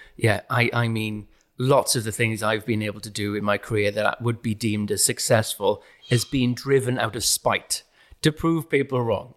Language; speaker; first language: English; native; English